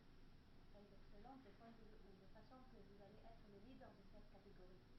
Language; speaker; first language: French; non-native, learner; Arabic